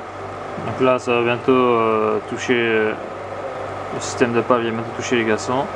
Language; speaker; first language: French; native; French